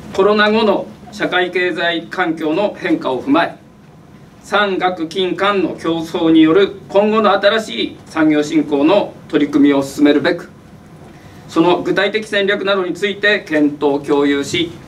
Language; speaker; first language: Japanese; native; Japanese